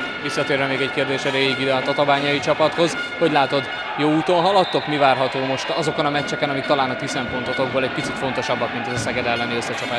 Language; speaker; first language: Hungarian; native; Hungarian